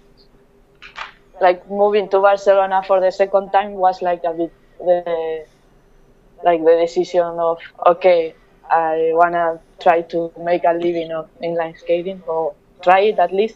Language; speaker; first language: English; non-native, fluent; Spanish